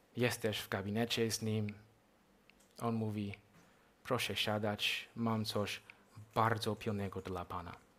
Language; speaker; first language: Polish; non-native, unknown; English